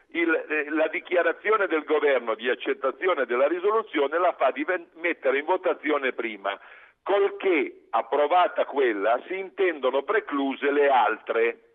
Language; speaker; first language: Italian; native; Italian